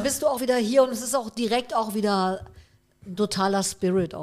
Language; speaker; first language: German; native; German